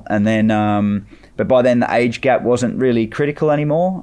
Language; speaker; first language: English; native; English